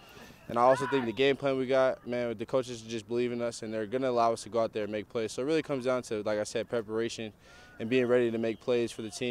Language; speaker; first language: English; native; English